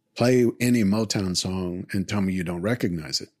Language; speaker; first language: English; native; English